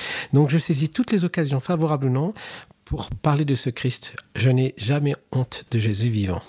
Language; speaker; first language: French; native; French